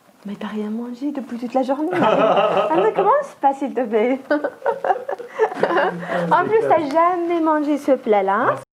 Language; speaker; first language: French; non-native, local second language; Arabic